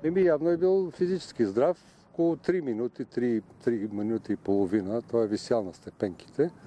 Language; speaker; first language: Bulgarian; native; Bulgarian